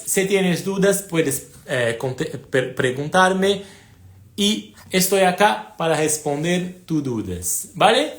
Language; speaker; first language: Spanish; non-native, fluent; Portuguese